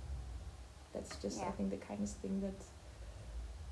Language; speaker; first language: English; non-native, fluent; German